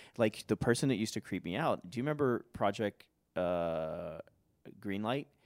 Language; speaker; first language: English; native; English